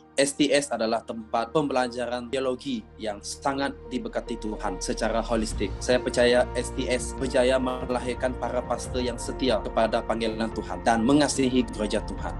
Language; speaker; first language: Malay; non-native, local second language; Iban